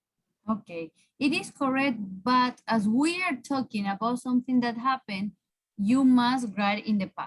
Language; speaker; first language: English; non-native, fluent; Spanish